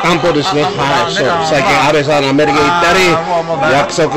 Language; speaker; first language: Japanese; non-native, fluent; English